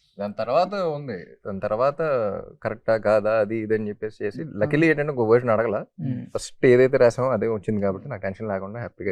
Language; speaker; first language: Telugu; native; Telugu